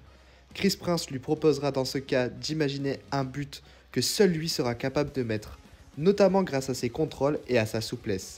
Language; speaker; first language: French; native; French